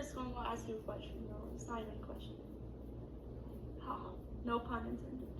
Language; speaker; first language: English; native; English